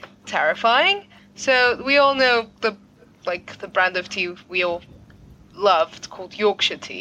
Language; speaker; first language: English; non-native, fluent; Greek